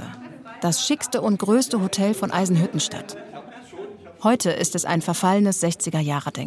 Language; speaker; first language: German; native; German